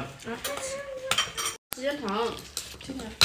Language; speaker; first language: Chinese; native; Chinese